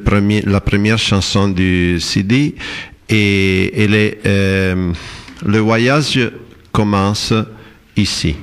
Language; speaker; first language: French; non-native, fluent; Italian